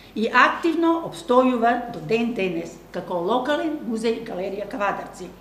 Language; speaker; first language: Macedonian; native; Macedonian